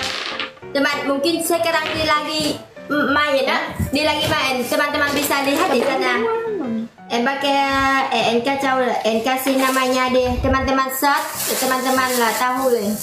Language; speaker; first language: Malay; non-native, learner; Vietnamese